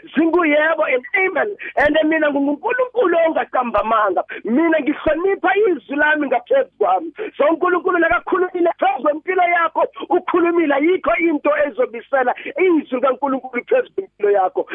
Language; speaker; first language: Zulu; non-native, local second language; Southern Sotho